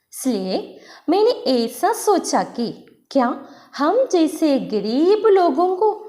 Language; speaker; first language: Hindi; non-native, local second language; Malayalam